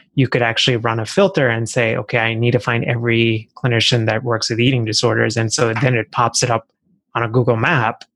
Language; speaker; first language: English; native; English